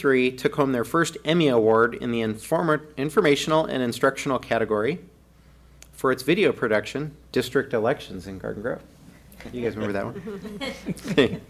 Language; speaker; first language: English; native; English